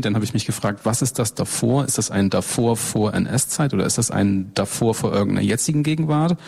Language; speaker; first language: German; native; German